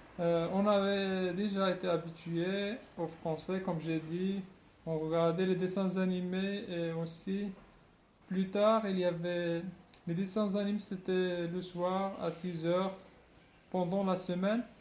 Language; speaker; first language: French; non-native, local second language; Arabic